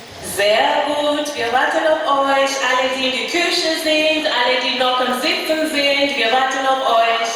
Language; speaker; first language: German; non-native, fluent; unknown